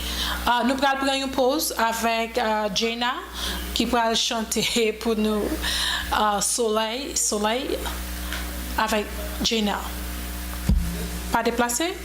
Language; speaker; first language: French; non-native, local second language; Haitian Creole